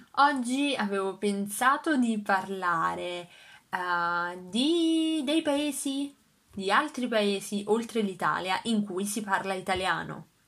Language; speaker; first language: Italian; native; Italian